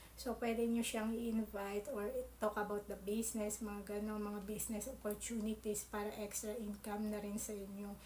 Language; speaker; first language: Filipino; native; Filipino